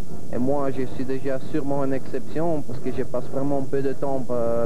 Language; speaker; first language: French; non-native, fluent; Italian